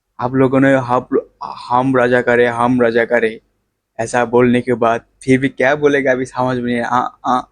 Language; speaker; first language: Hindi; non-native, learner; Bangla